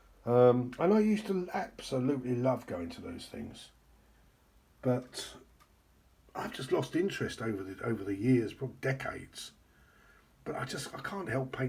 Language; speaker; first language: English; native; English